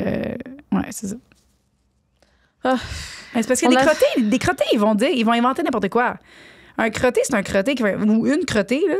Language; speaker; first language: French; native; French